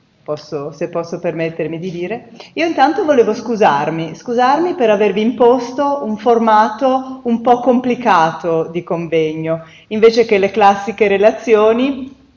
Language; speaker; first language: Italian; native; Italian